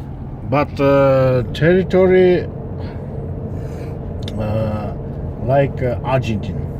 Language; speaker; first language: English; non-native, learner; Kazakh